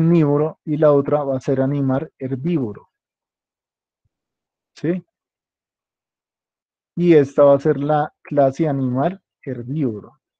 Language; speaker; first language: Spanish; native; Spanish